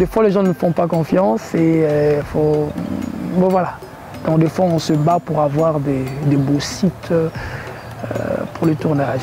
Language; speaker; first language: French; non-native, local second language; Lingala